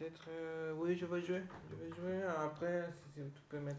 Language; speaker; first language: French; non-native, learner; Spanish